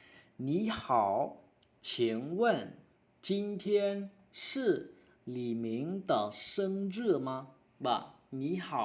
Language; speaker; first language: Chinese; non-native, learner; Khmer